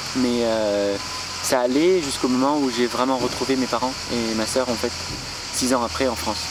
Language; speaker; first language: French; non-native, fluent; Arabic